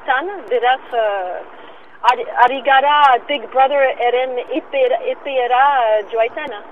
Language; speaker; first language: Basque; non-native, local second language; French